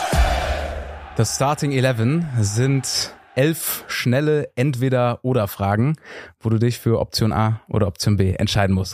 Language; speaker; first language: German; native; German